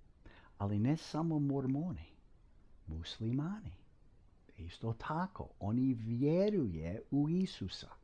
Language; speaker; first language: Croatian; non-native, fluent; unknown